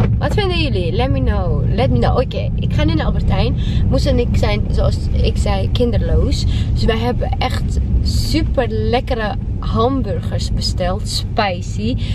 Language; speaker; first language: Dutch; non-native, fluent; Chechen